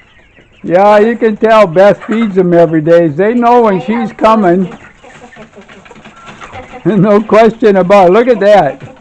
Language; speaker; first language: English; native; English